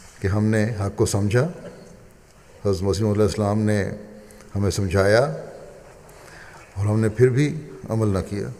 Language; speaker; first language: Urdu; native; Urdu